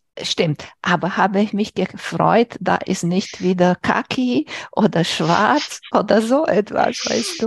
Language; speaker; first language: German; non-native, fluent; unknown